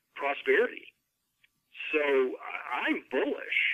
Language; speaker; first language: English; native; English